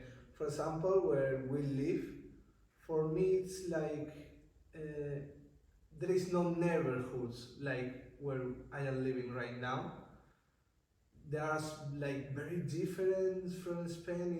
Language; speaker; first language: English; non-native, learner; Spanish